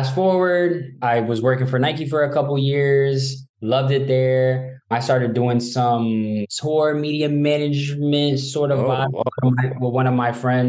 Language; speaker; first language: English; native; English